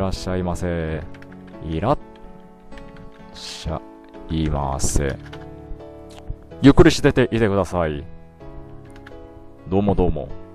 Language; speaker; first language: Japanese; non-native, learner; Korean